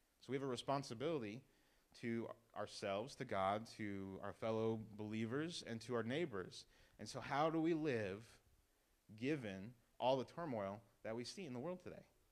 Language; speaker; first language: English; native; English